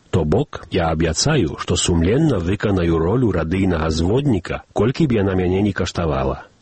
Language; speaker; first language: Belarusian; early bilingual, heritage; Belarusian